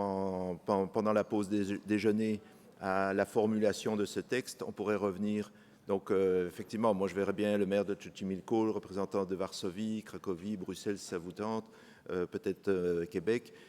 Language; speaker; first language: French; native; French